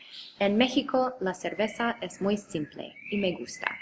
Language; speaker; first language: Spanish; non-native, fluent; English